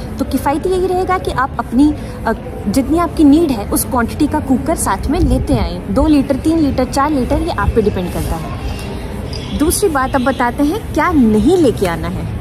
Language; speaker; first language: Hindi; native; Hindi